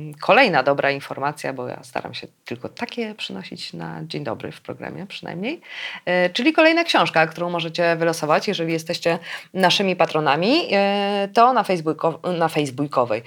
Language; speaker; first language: Polish; native; Polish